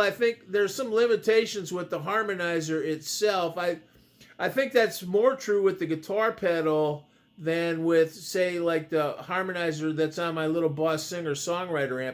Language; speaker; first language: English; native; English